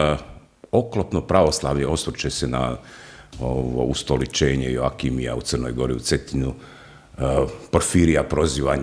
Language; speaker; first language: Croatian; native; Croatian